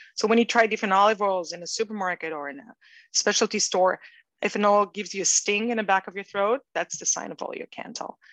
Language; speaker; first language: English; non-native, fluent; Hebrew